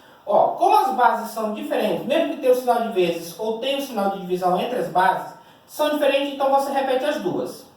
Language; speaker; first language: Portuguese; native; Portuguese